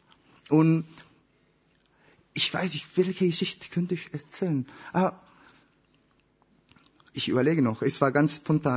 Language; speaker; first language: German; non-native, learner; Spanish